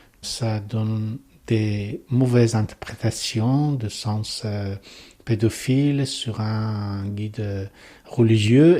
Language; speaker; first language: French; non-native, learner; Persian